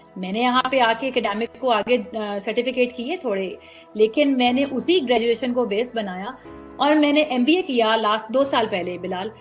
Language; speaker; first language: Urdu; native; Urdu